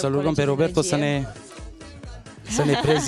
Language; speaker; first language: Romanian; native; Romanian